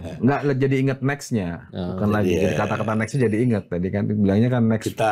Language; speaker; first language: Indonesian; native; Indonesian